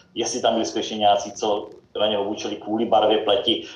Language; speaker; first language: Czech; native; Czech